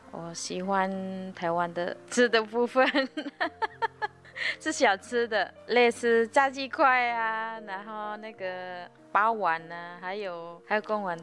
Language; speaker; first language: Chinese; non-native, learner; Indonesian